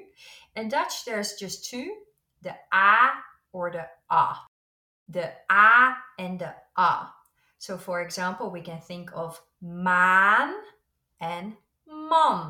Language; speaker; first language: English; non-native, fluent; Dutch